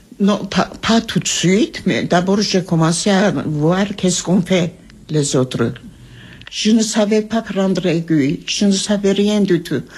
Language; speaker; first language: French; non-native, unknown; Armenian